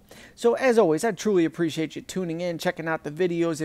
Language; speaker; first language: English; native; English